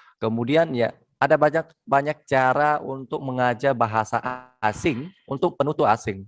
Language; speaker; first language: Indonesian; non-native, fluent; Vietnamese